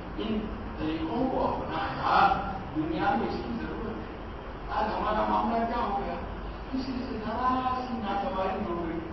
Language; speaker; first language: Urdu; non-native, local second language; Gujarati